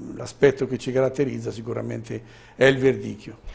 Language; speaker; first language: Italian; native; Italian